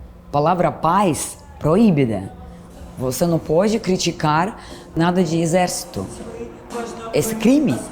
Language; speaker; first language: Portuguese; non-native, fluent; Russian